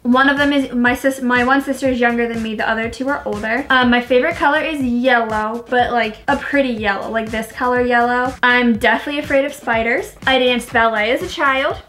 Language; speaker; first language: English; native; English